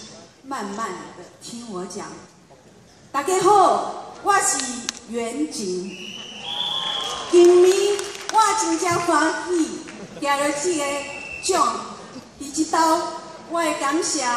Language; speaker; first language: Chinese; non-native, local second language; Min Nan Chinese